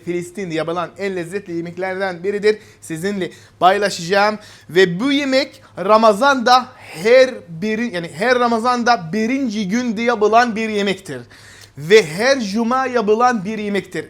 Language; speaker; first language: Turkish; non-native, fluent; Arabic